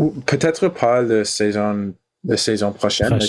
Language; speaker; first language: French; non-native, learner; English